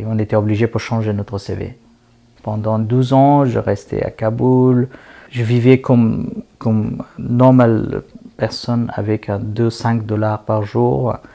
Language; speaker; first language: French; non-native, learner; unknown